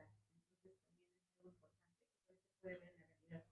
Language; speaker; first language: Spanish; native; Spanish